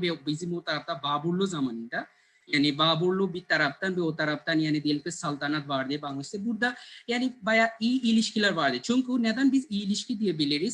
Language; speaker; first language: Turkish; non-native, fluent; Bangla